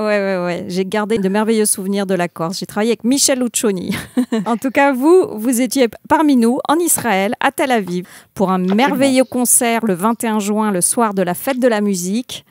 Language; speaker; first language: French; native; French